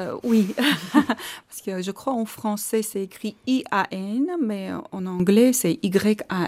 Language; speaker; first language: French; non-native, fluent; Armenian